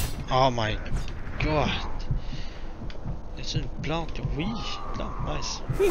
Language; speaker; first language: French; native; French